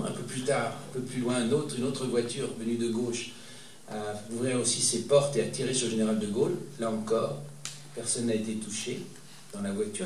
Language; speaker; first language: French; native; French